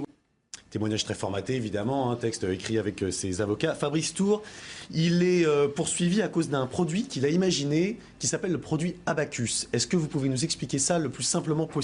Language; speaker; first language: French; native; French